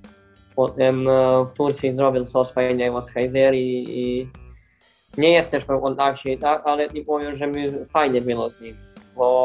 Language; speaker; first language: Polish; non-native, learner; Serbian